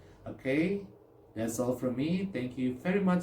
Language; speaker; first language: English; non-native, fluent; Indonesian